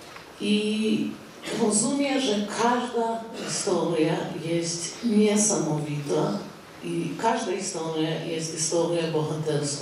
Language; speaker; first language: Polish; non-native, fluent; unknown